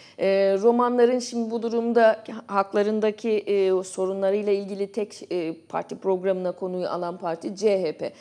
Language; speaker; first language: Turkish; native; Turkish